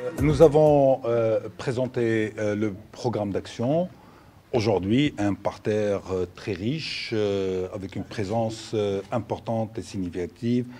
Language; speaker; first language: French; non-native, local second language; Arabic